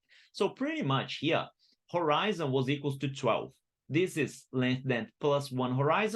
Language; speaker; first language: English; non-native, fluent; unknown